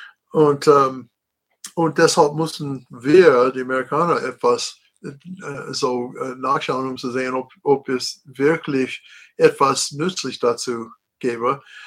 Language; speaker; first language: German; non-native, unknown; English